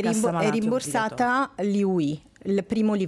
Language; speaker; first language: Italian; native; Italian